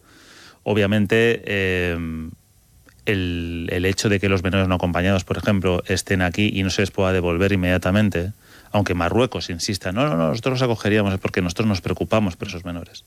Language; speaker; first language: Spanish; native; Spanish